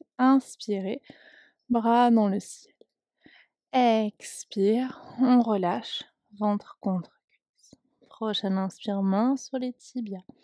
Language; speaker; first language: French; native; French